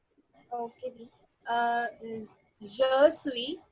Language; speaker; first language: French; non-native, learner; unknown